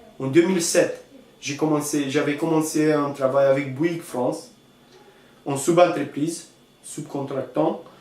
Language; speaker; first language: French; non-native, fluent; Romanian